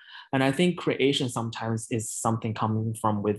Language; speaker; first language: English; non-native, fluent; Chinese